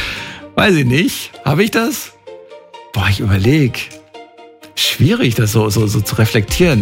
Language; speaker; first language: German; native; German